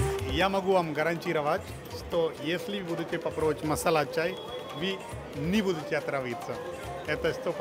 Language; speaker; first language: Russian; non-native, fluent; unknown